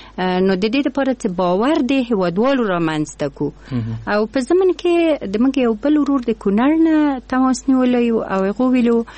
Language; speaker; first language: Pashto; non-native, local second language; Persian